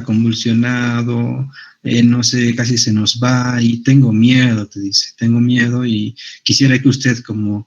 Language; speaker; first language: Spanish; native; Spanish